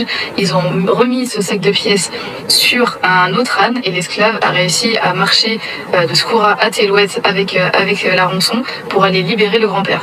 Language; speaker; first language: French; native; French